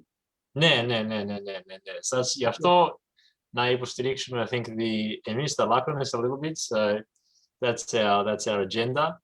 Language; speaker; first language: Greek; early bilingual, heritage; English